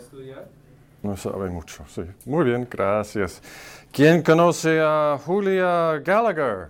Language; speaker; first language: Spanish; non-native, fluent; English